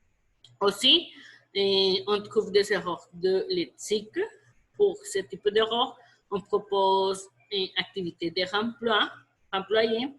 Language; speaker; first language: French; non-native, fluent; Spanish